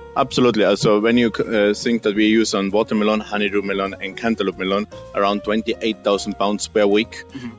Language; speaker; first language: English; non-native, fluent; German